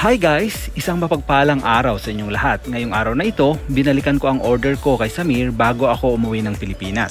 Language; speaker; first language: Filipino; native; Filipino